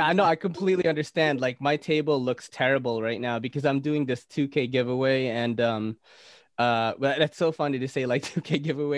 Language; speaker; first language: English; native; English